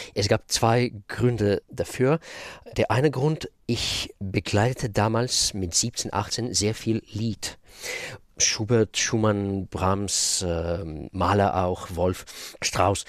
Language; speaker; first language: German; non-native, fluent; Russian